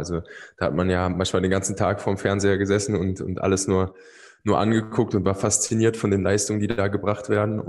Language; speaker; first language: German; native; German